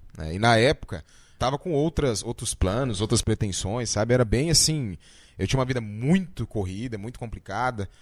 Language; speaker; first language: Portuguese; native; Portuguese